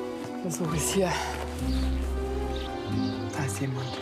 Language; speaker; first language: German; native; German